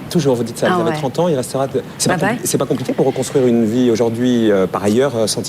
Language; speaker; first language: French; native; French